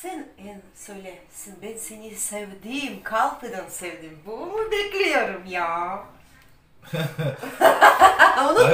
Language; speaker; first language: Turkish; non-native, learner; Russian